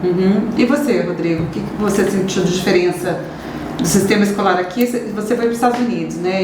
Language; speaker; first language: Portuguese; native; Portuguese